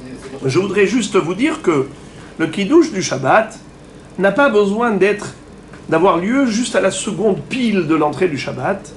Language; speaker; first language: French; native; French